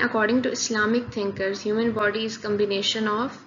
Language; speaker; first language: English; non-native, local second language; Urdu